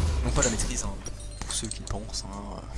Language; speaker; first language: French; native; French